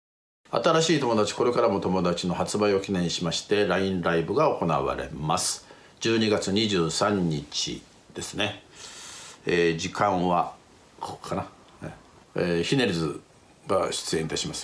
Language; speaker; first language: Japanese; native; Japanese